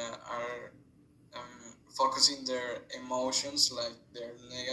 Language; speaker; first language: English; non-native, fluent; Spanish